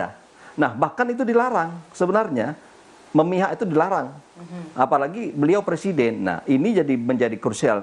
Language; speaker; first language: Indonesian; native; Indonesian